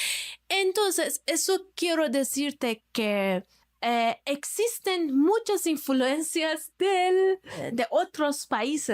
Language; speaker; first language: Spanish; non-native, fluent; Persian